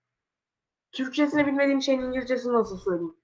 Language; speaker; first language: Turkish; native; Turkish